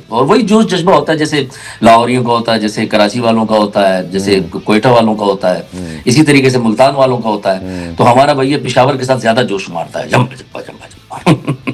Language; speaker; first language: Urdu; non-native, local second language; Pashto